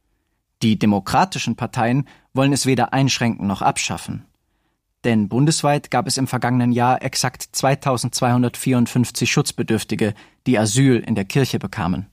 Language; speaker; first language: German; native; German